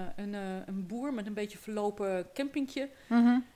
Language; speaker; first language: Dutch; native; Dutch